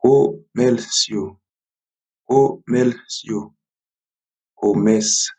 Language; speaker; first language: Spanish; non-native, learner; Haitian Creole